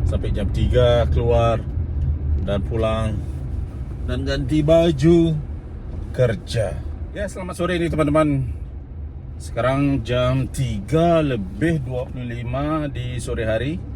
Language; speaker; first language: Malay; non-native, local second language; Balinese